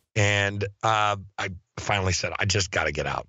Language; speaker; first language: English; native; English